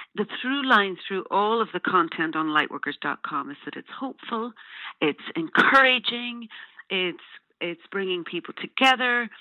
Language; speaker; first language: English; native; English